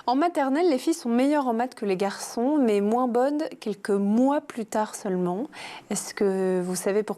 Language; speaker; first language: French; native; French